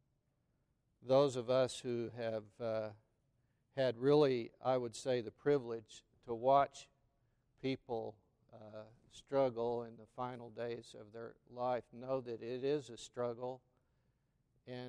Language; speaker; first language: English; native; English